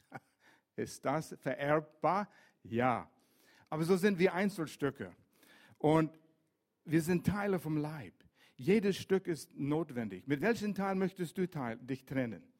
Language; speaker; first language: German; non-native, fluent; English